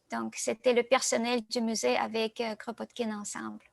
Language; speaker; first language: French; non-native, fluent; Russian